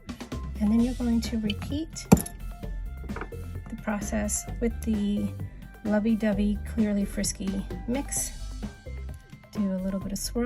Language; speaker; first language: English; native; English